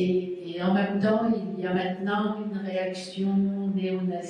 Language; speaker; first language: French; non-native, fluent; Spanish